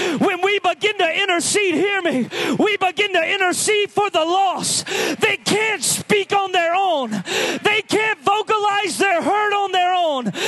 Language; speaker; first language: English; native; English